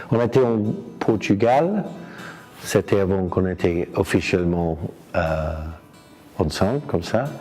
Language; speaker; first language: French; non-native, fluent; English